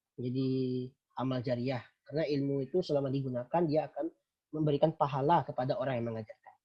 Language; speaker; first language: Indonesian; non-native, local second language; Minangkabau